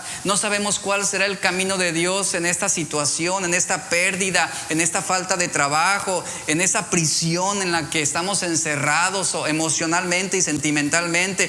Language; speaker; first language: Spanish; native; Spanish